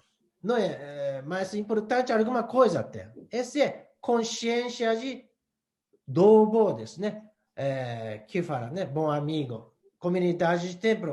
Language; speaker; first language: Portuguese; non-native, learner; Japanese